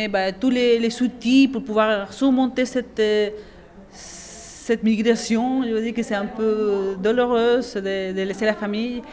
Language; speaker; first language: French; non-native, fluent; Spanish